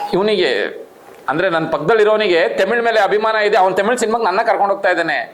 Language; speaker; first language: Kannada; native; Kannada